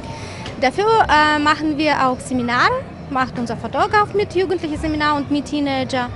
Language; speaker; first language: German; non-native, fluent; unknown